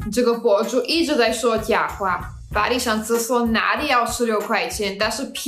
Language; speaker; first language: Chinese; non-native, fluent; Slovak